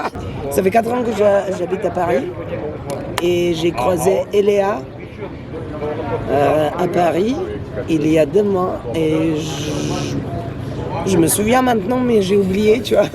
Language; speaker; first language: French; non-native, fluent; Serbian